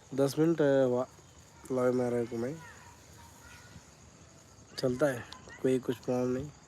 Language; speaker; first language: Hindi; non-native, local second language; Kannada